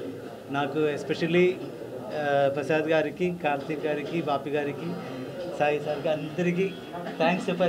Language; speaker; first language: Telugu; non-native, learner; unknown